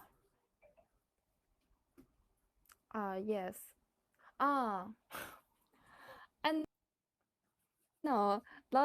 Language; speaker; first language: English; non-native, learner; Chinese